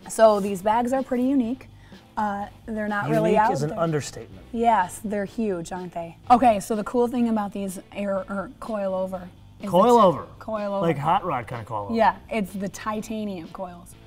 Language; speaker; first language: English; native; English